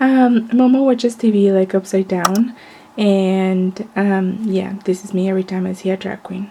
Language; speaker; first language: English; non-native, fluent; Spanish